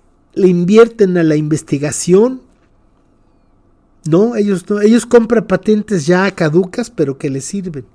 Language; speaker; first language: Spanish; native; Spanish